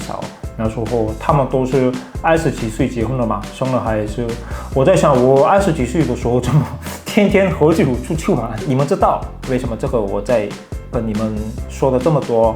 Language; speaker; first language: Chinese; non-native, fluent; Korean